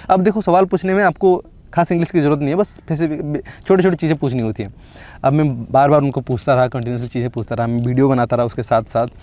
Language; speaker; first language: Hindi; non-native, local second language; Odia